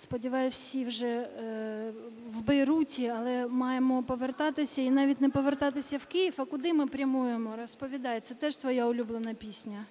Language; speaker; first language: Ukrainian; native; Ukrainian